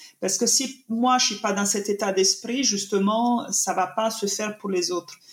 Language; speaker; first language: French; non-native, fluent; Italian